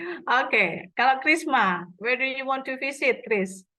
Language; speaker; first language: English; non-native, fluent; Indonesian